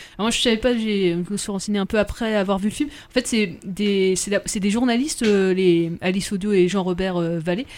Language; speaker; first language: French; native; French